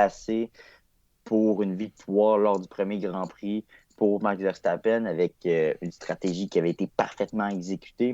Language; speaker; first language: French; native; French